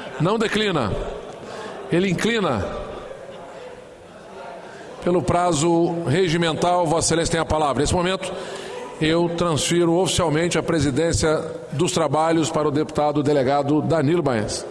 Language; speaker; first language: Portuguese; native; Portuguese